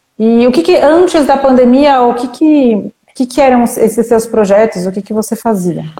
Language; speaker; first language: Portuguese; native; Portuguese